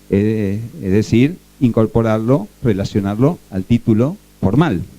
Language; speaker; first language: Spanish; native; Spanish